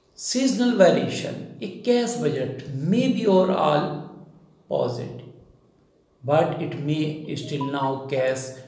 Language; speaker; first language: English; non-native, local second language; Hindi